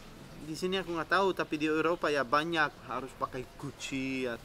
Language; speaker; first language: Indonesian; non-native, fluent; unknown